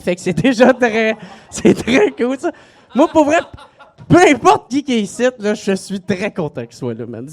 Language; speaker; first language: French; native; French